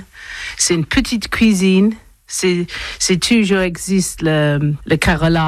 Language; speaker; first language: French; non-native, learner; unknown